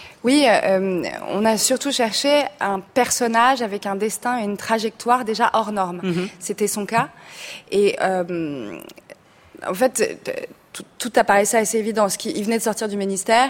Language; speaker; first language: French; native; French